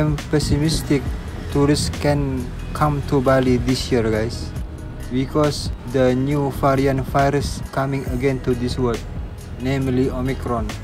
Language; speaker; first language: English; non-native, learner; Indonesian